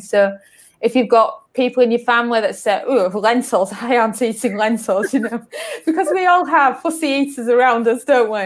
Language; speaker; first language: English; native; English